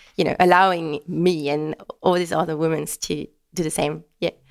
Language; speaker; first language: English; non-native, fluent; French